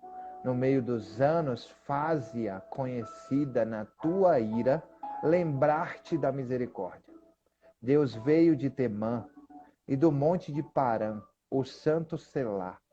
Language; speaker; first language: Portuguese; native; Portuguese